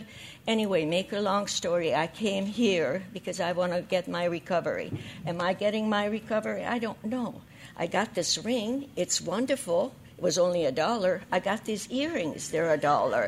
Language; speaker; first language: English; non-native, fluent; Hungarian